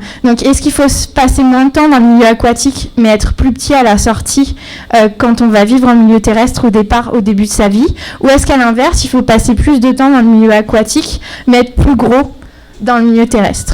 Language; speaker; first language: French; native; French